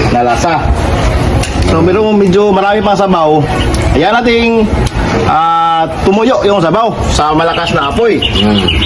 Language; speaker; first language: Filipino; non-native, local second language; Cebuano